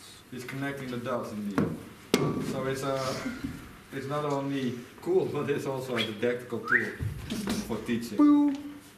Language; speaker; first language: English; non-native, fluent; Dutch